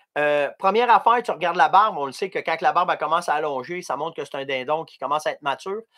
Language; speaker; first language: French; native; French